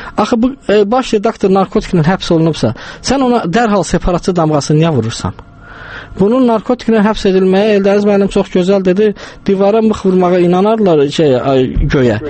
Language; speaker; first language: Azerbaijani; non-native, local second language; Talysh